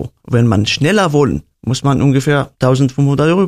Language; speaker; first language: German; non-native, learner; Arabic